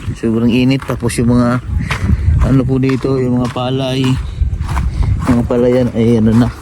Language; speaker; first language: Filipino; non-native, local second language; Cebuano